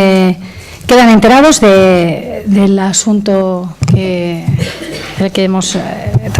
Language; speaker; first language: Spanish; native; Spanish